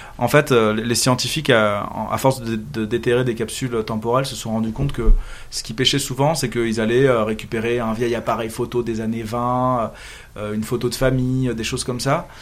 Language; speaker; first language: French; native; French